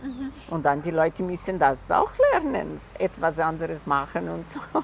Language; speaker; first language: German; non-native, local second language; Portuguese